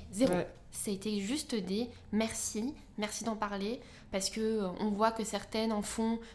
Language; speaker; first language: French; native; French